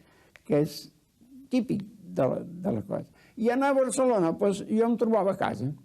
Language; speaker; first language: Catalan; early bilingual, heritage; Catalan